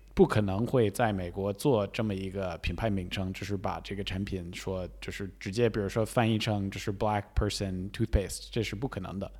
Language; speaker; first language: Chinese; non-native, fluent; English